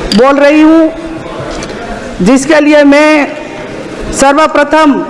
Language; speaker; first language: Hindi; non-native, local second language; Gujarati